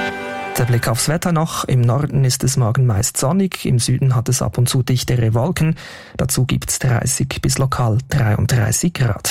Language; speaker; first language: German; native; German